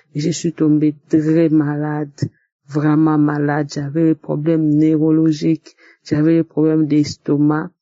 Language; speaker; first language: French; non-native, local second language; Lingala